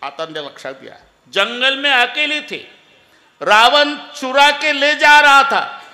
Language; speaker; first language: Hindi; non-native, local second language; Marathi